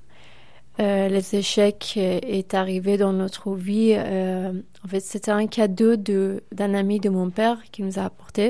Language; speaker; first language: French; non-native, fluent; Persian